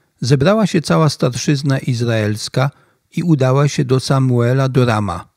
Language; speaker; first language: Polish; native; Polish